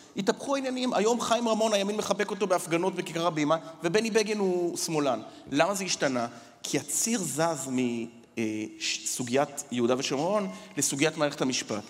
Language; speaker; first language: Hebrew; native; Hebrew